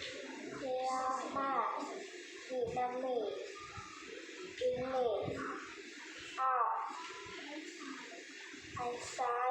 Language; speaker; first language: English; non-native, learner; Vietnamese